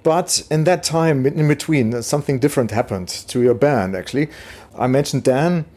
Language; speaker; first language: English; non-native, fluent; German